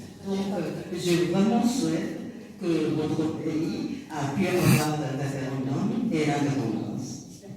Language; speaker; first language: French; non-native, learner; Japanese